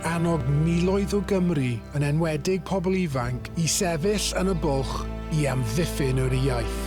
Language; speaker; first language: Welsh; non-native, local second language; English